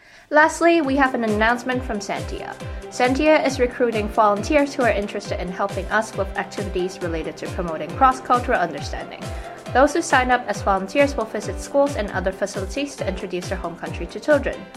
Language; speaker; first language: English; native; English